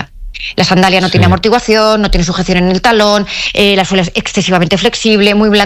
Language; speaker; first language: Spanish; native; Spanish